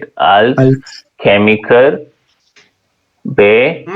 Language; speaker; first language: German; non-native, learner; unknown